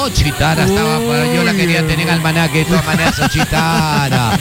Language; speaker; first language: Spanish; native; Spanish